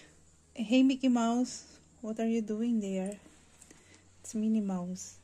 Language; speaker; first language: English; non-native, fluent; Filipino